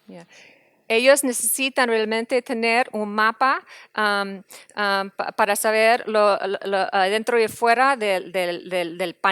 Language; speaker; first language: Spanish; non-native, fluent; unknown